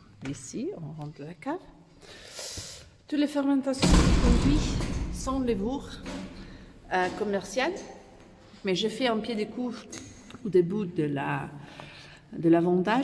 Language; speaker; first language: French; non-native, learner; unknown